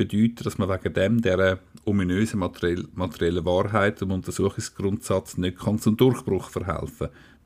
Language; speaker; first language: German; native; German